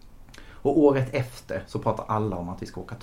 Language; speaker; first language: Swedish; native; Swedish